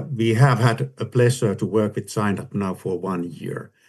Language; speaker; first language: English; non-native, fluent; Finnish